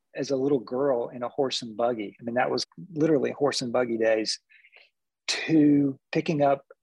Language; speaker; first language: English; native; English